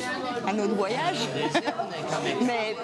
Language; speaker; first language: French; native; French